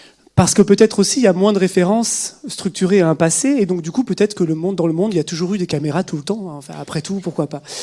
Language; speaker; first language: French; native; French